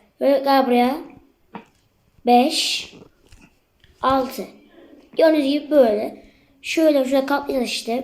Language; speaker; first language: Turkish; native; Turkish